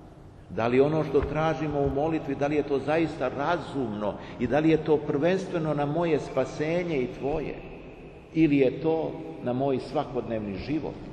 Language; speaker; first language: Serbian; native; Serbian